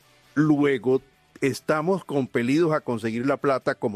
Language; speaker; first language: Spanish; native; Spanish